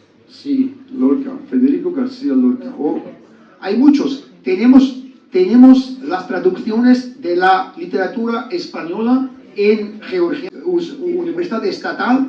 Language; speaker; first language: Spanish; non-native, learner; Georgian